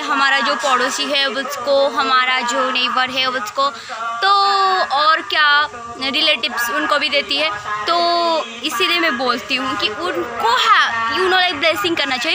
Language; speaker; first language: Hindi; non-native, local second language; Odia